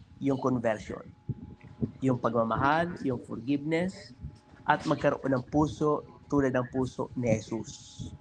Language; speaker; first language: Filipino; native; Filipino